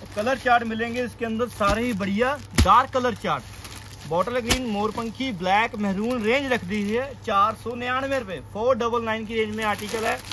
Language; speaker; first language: Hindi; non-native, local second language; Punjabi